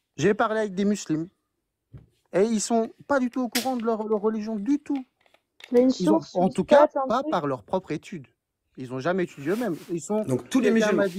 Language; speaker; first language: French; non-native, fluent; Turkish